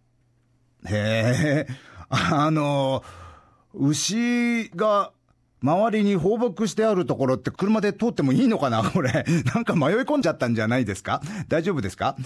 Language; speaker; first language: Japanese; native; Japanese